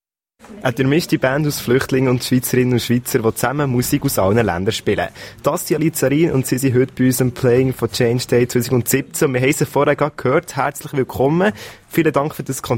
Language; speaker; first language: German; native; German